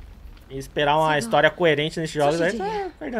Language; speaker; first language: Portuguese; native; Portuguese